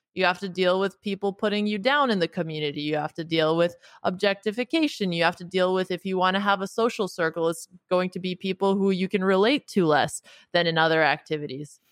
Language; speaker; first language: English; native; English